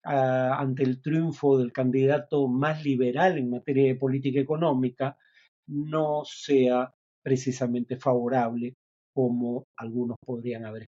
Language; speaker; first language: Spanish; native; Spanish